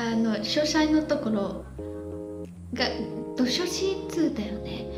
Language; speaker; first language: Japanese; non-native, fluent; Khmer